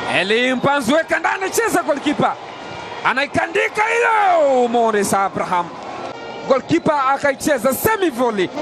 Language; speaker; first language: Swahili; native; Swahili